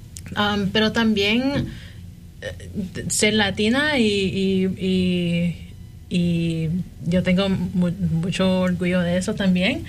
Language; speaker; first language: Spanish; early bilingual, heritage; Spanish